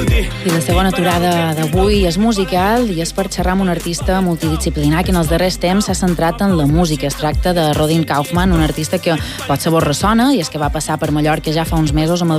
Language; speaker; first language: Catalan; native; Catalan